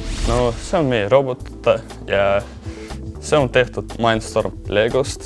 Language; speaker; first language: Estonian; non-native, local second language; Russian